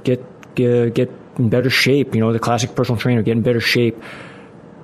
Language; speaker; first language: English; native; English